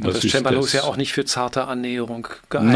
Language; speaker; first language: German; native; German